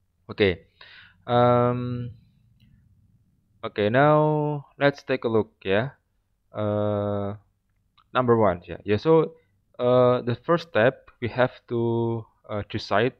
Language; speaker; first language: English; non-native, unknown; Indonesian